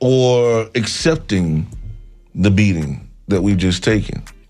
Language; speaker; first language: English; native; English